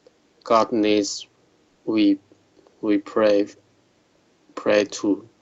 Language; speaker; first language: English; non-native, learner; Chinese